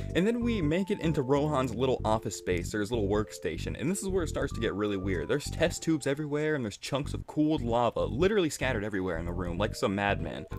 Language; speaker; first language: English; native; English